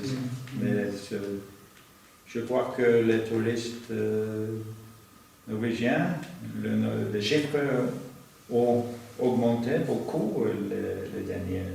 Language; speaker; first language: French; non-native, fluent; Norwegian